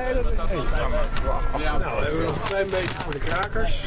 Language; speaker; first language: Dutch; native; Dutch